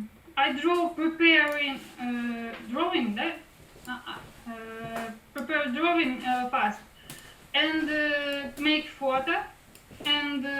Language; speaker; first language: English; non-native, learner; Russian